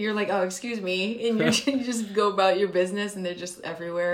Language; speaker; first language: English; early bilingual, other home language; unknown